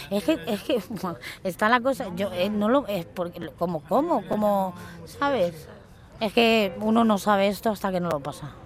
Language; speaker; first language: Spanish; native; Spanish